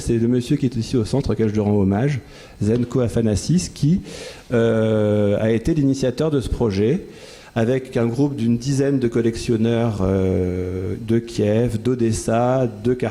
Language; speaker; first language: French; native; French